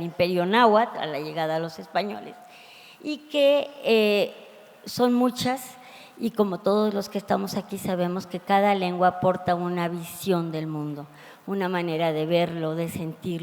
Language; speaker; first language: Spanish; native; Spanish